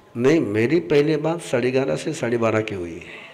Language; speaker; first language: Hindi; non-native, local second language; Marathi